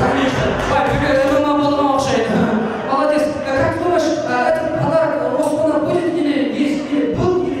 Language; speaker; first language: Russian; non-native, local second language; Uyghur